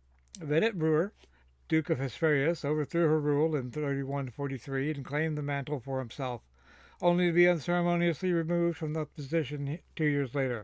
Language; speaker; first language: English; native; English